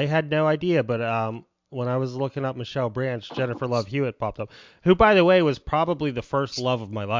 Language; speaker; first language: English; native; English